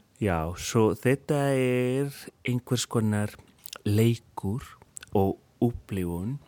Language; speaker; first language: Icelandic; non-native, fluent; Spanish